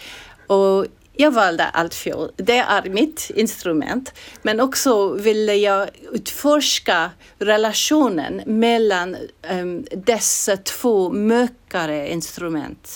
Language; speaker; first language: Swedish; non-native, fluent; English